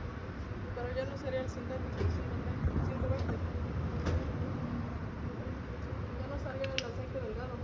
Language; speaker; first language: Spanish; native; Spanish